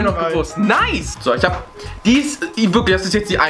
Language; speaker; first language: German; native; German